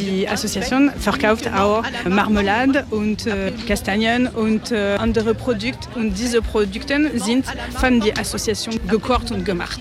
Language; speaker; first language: German; non-native, learner; French